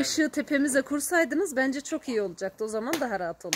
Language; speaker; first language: Turkish; native; Turkish